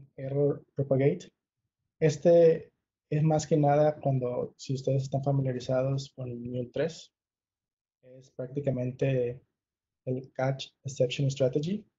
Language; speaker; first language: Spanish; native; Spanish